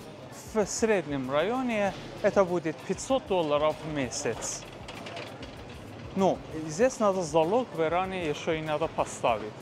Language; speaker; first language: Russian; non-native, fluent; Persian